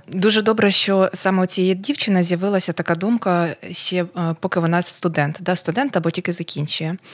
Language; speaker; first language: Ukrainian; non-native, local second language; Russian